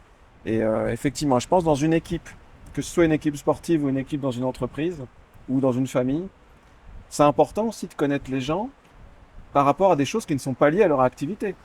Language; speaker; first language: French; native; French